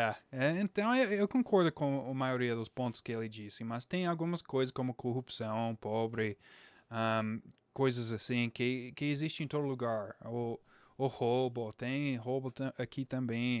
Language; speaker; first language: Portuguese; non-native, fluent; English